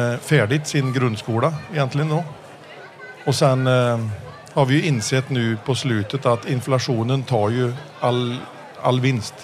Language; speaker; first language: Swedish; early bilingual, heritage; Swedish